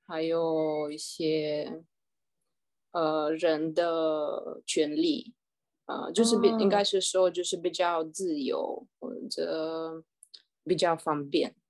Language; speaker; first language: Chinese; non-native, fluent; Russian